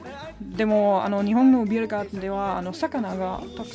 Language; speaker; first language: Japanese; non-native, learner; German